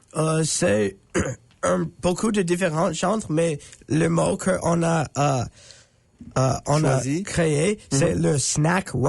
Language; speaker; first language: French; non-native, learner; English